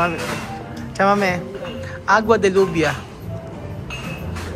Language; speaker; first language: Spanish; non-native, learner; Filipino